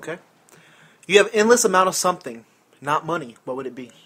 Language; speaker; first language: English; native; English